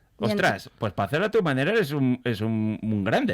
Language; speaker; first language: Spanish; native; Spanish